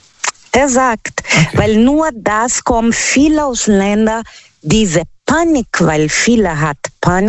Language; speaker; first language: German; non-native, learner; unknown